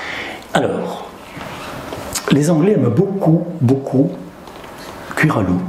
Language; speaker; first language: French; native; French